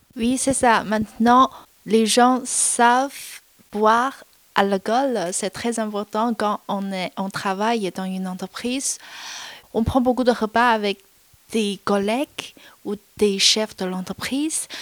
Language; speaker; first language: French; non-native, fluent; Chinese